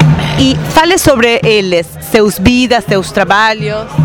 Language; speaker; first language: Portuguese; non-native, fluent; Spanish